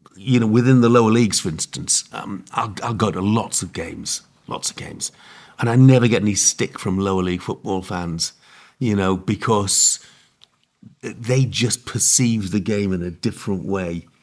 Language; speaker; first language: English; native; English